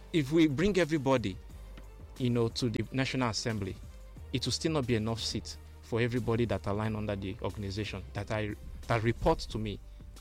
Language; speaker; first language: English; non-native, local second language; Igbo